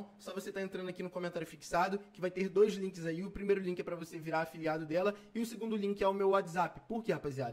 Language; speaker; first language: Portuguese; native; Portuguese